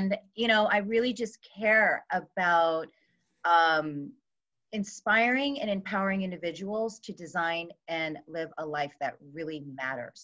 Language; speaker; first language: English; native; English